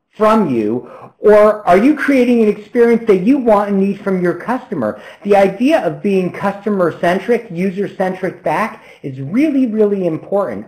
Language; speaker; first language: English; native; English